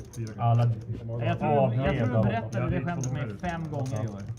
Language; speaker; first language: Swedish; native; Swedish